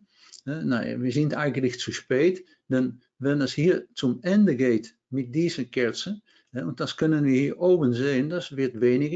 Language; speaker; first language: German; non-native, learner; Dutch